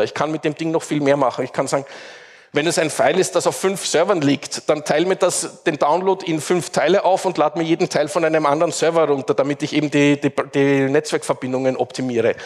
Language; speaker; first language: German; native; German